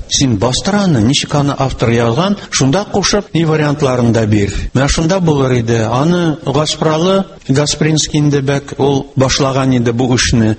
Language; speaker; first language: Tatar; native; Tatar